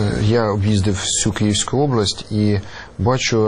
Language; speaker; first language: Ukrainian; native; Ukrainian